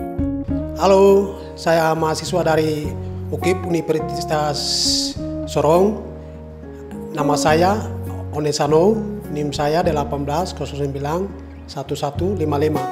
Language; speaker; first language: Indonesian; non-native, local second language; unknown